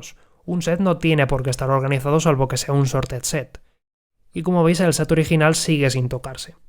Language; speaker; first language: Spanish; native; Spanish